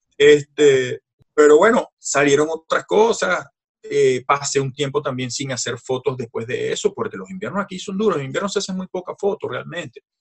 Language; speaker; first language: Spanish; native; Spanish